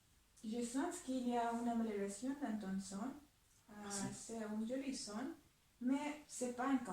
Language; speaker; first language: French; non-native, fluent; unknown